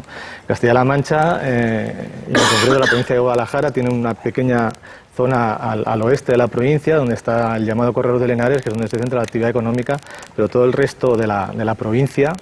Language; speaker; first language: Spanish; native; Spanish